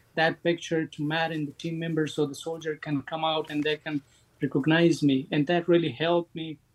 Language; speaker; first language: English; non-native, fluent; Persian